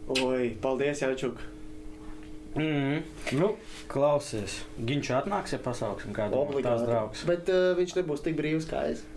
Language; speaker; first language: Latvian; non-native, local second language; Russian